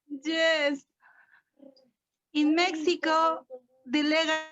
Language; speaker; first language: English; non-native, learner; Spanish